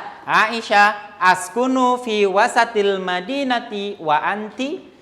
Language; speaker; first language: Arabic; non-native, fluent; Indonesian